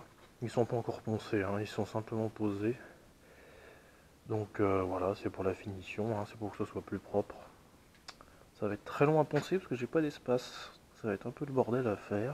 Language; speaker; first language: French; native; French